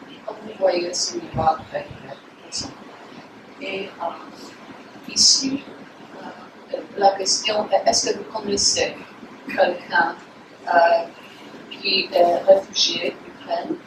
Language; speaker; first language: French; non-native, fluent; Polish